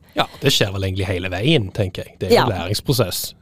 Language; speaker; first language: Norwegian; native; Norwegian